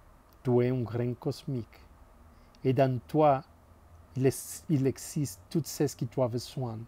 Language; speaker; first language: French; non-native, fluent; Spanish